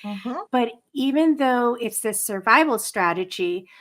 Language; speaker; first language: English; native; English